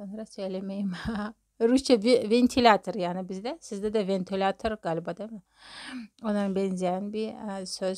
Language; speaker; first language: Turkish; non-native, fluent; Russian